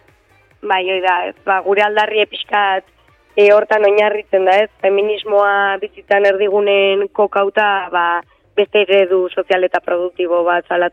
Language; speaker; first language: Basque; native; Basque